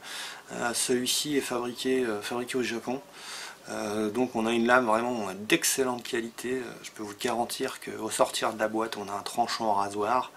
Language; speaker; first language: French; native; French